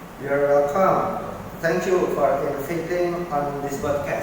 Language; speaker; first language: English; non-native, learner; Indonesian